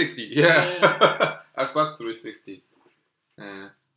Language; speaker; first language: English; non-native, fluent; Korean